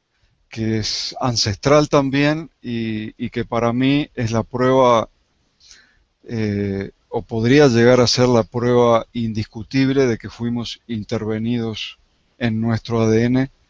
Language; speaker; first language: Spanish; native; Spanish